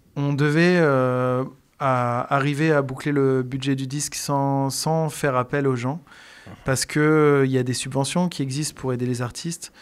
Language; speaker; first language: French; native; French